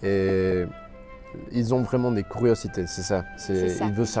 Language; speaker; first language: French; non-native, fluent; Spanish